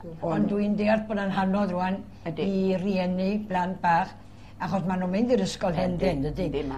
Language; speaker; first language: Welsh; early bilingual, heritage; Welsh